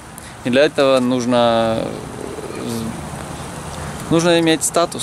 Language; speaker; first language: Russian; native; Russian